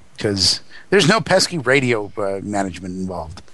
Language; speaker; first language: English; native; English